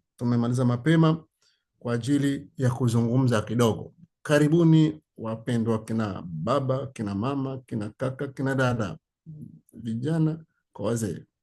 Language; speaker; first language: Swahili; native; Swahili